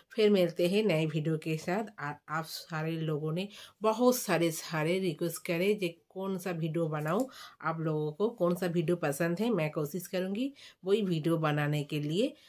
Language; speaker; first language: Hindi; non-native, local second language; Bangla